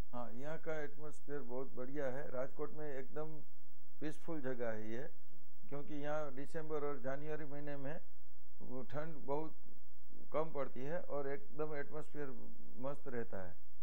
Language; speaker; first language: Hindi; non-native, local second language; Gujarati